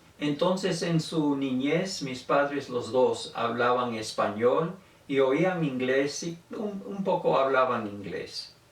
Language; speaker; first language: Spanish; native; Spanish